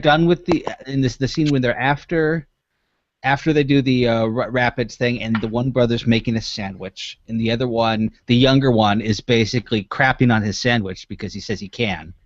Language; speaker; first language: English; native; English